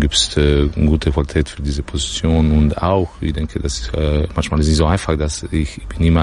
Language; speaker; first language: German; non-native, learner; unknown